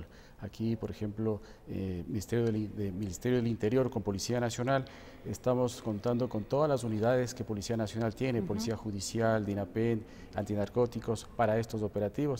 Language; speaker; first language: Spanish; native; Spanish